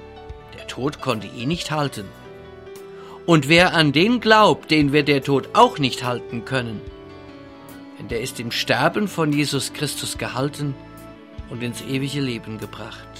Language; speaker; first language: German; native; German